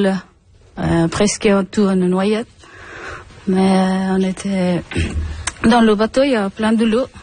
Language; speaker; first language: French; non-native, learner; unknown